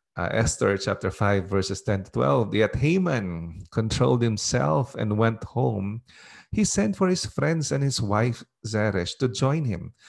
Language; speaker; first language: Filipino; non-native, local second language; Pampanga